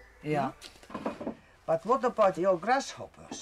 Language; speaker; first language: English; non-native, fluent; Finnish